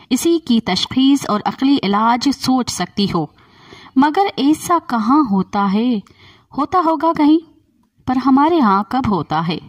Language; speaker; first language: Urdu; non-native, local second language; Sindhi